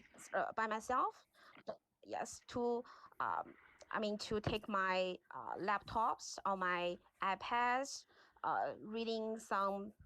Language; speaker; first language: English; non-native, learner; Chinese